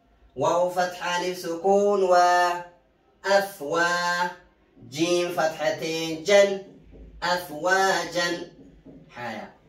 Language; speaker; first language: Arabic; non-native, fluent; Oromo